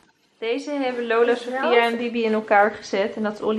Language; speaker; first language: Dutch; native; Dutch